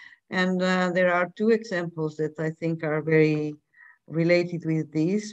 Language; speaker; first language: English; non-native, fluent; Portuguese